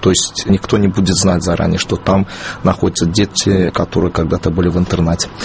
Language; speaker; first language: Russian; non-native, local second language; Azerbaijani